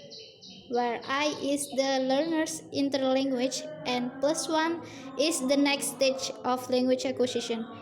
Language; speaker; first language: English; non-native, learner; Indonesian